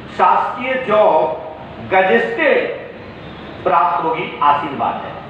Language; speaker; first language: Hindi; native; Hindi